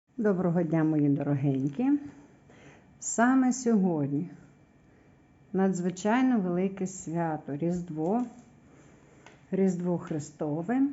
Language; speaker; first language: Ukrainian; native; Ukrainian